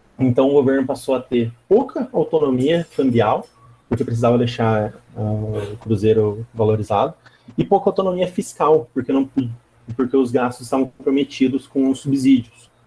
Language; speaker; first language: Portuguese; native; Portuguese